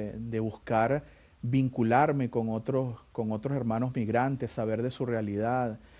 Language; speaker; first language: Spanish; native; Spanish